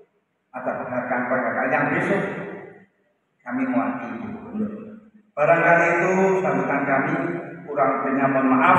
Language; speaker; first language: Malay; non-native, local second language; Javanese